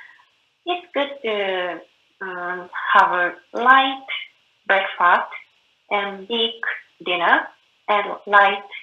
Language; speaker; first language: English; non-native, learner; Japanese